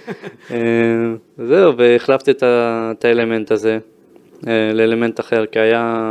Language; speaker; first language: Hebrew; early bilingual, other home language; Ukrainian